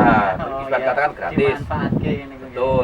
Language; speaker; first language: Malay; non-native, local second language; Javanese